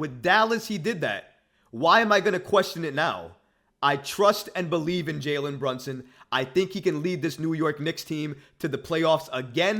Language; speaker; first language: English; native; English